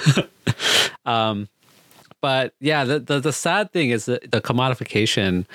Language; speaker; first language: English; native; English